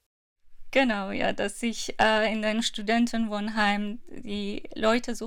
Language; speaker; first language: German; non-native, fluent; Persian